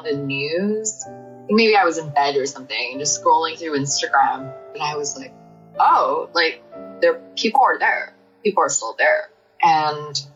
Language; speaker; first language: English; non-native, local second language; Cantonese